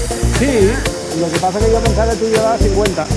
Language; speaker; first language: Spanish; non-native, local second language; Catalan